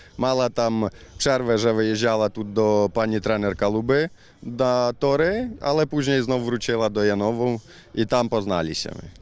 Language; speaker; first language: Polish; non-native, learner; Ukrainian